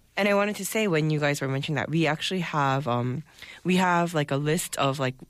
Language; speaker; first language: English; native; English